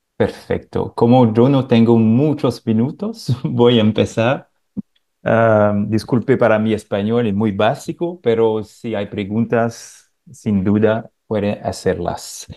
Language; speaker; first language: Spanish; non-native, fluent; French